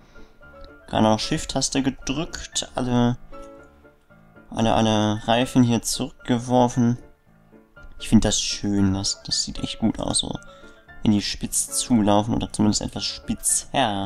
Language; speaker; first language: German; native; German